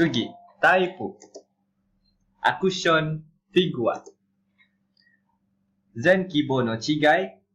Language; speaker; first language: Japanese; non-native, learner; Malay